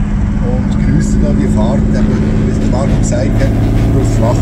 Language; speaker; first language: German; native; German